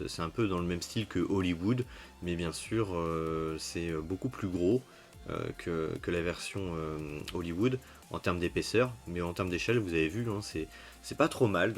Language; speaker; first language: French; native; French